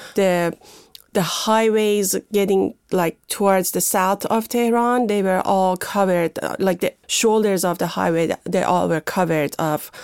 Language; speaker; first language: English; non-native, fluent; Persian